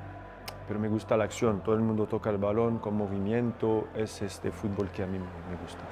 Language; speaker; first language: Spanish; non-native, fluent; French